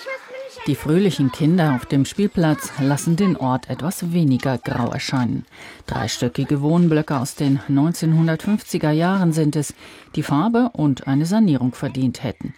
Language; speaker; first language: German; native; German